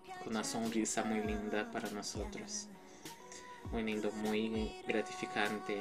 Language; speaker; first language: Spanish; non-native, fluent; Portuguese